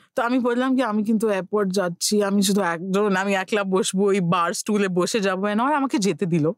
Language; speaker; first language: Bangla; early bilingual, heritage; Bangla